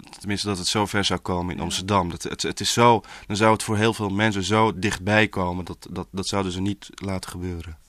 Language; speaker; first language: Dutch; early bilingual, other home language; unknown